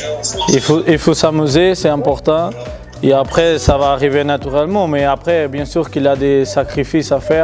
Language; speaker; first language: French; non-native, fluent; Portuguese